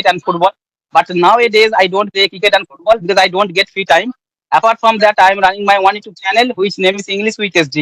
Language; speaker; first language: English; non-native, learner; Bangla